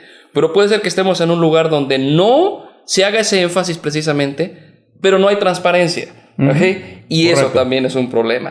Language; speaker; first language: Spanish; native; Spanish